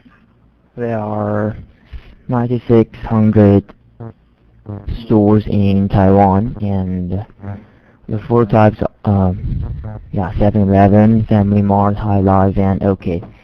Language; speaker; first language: English; non-native, learner; Chinese